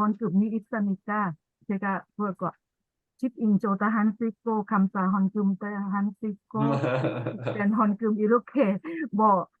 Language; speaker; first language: Korean; non-native, learner; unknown